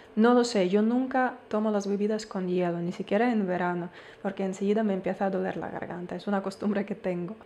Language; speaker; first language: Spanish; non-native, fluent; Ukrainian